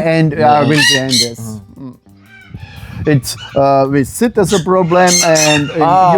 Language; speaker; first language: English; non-native, learner; German